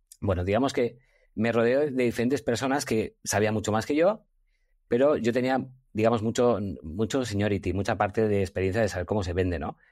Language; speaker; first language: Spanish; native; Spanish